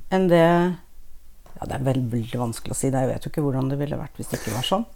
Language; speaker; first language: Norwegian; native; Norwegian